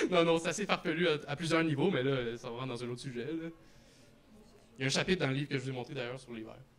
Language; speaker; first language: French; native; French